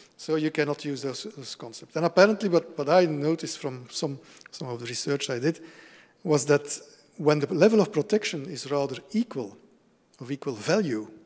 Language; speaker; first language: English; non-native, fluent; Dutch